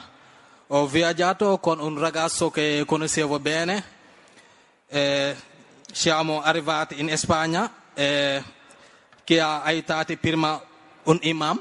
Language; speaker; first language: Italian; non-native, learner; Wolof